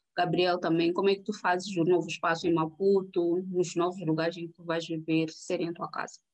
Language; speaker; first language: Portuguese; native; Portuguese